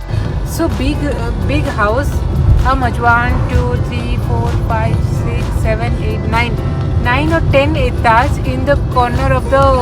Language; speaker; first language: English; non-native, local second language; Hindi